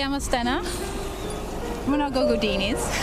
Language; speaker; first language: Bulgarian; non-native, learner; English